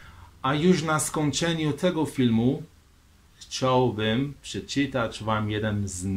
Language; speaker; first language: Polish; non-native, fluent; Persian